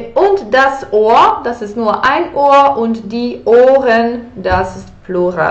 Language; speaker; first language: German; non-native, fluent; Polish